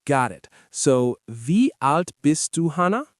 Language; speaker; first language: German; non-native, learner; English